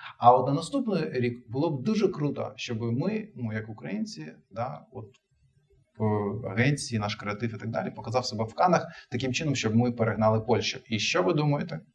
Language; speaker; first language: Ukrainian; non-native, local second language; Russian